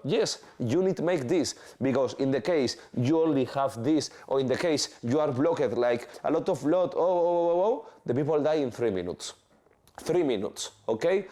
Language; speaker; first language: English; non-native, learner; Spanish